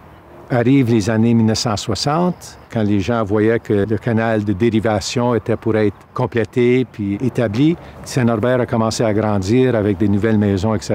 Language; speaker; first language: French; native; French